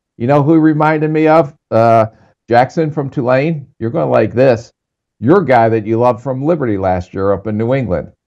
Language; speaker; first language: English; native; English